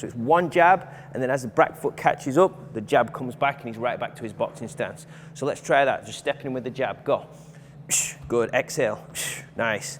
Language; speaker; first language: English; native; English